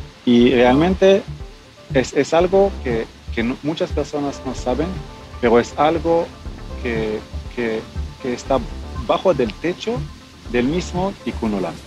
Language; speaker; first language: Spanish; non-native, fluent; Hebrew